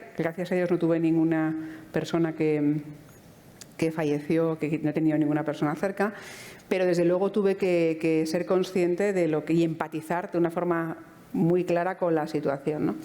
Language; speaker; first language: Spanish; native; Spanish